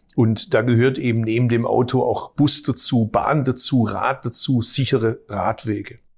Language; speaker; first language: German; native; German